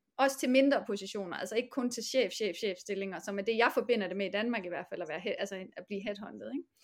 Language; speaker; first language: Danish; native; Danish